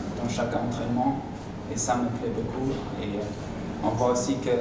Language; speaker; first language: French; non-native, local second language; Luxembourgish